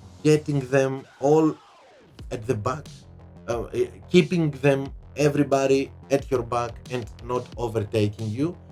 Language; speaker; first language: English; non-native, fluent; Greek